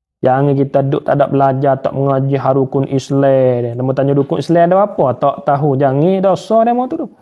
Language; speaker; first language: Malay; native; Malay